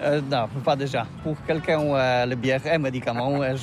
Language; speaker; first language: French; non-native, learner; Polish